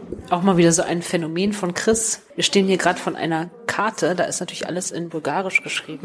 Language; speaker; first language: German; native; German